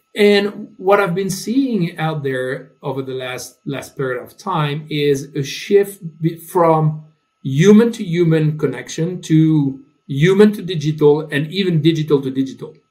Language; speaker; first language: English; non-native, fluent; French